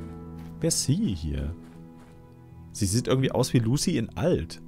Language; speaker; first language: German; native; German